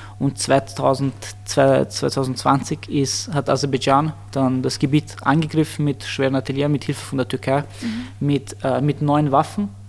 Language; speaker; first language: German; early bilingual, other home language; Armenian